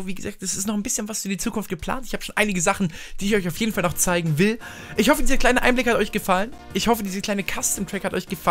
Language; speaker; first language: German; native; German